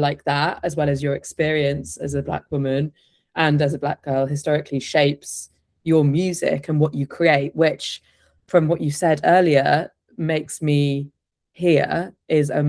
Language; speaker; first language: English; native; English